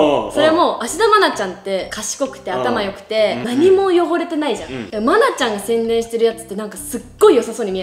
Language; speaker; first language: Japanese; native; Japanese